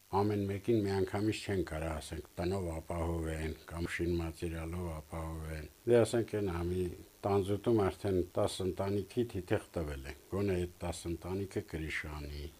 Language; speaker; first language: Armenian; native; Armenian